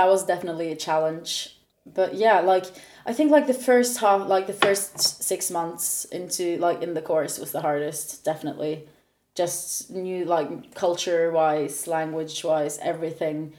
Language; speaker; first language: English; non-native, fluent; Norwegian